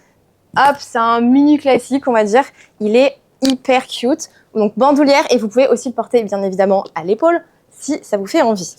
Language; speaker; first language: French; native; French